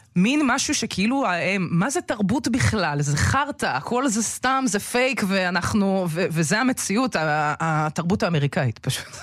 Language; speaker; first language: Hebrew; early bilingual, other home language; Russian